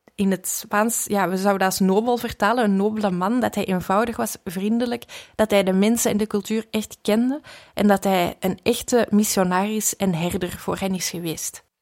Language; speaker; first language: Dutch; native; Dutch